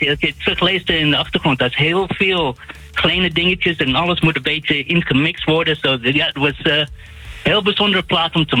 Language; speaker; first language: Dutch; non-native, fluent; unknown